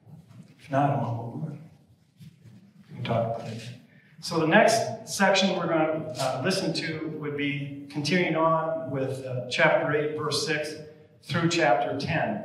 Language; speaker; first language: English; native; English